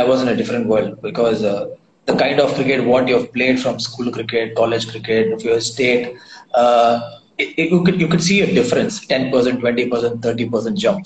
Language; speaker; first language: English; non-native, local second language; Tamil